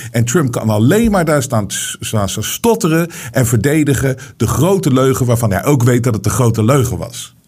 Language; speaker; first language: Dutch; native; Dutch